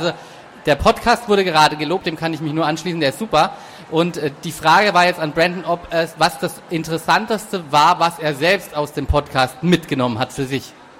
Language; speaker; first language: German; native; German